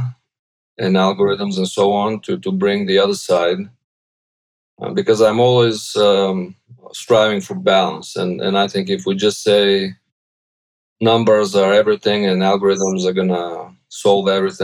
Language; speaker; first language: English; non-native, fluent; Bulgarian